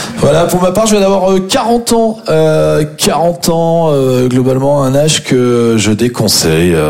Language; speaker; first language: French; native; French